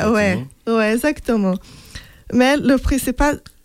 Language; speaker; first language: French; non-native, fluent; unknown